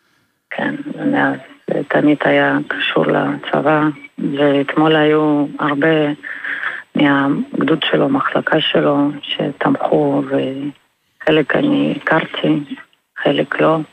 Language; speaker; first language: Hebrew; non-native, fluent; Russian